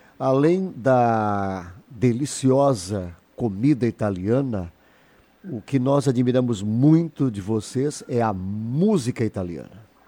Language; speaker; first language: Portuguese; native; Portuguese